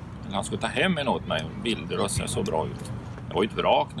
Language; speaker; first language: Swedish; native; Swedish